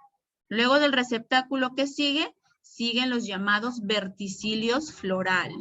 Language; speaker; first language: Spanish; native; Spanish